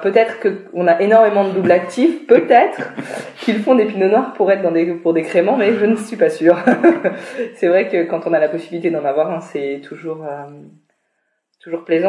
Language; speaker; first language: French; native; French